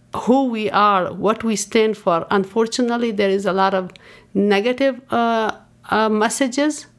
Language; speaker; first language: English; non-native, fluent; Persian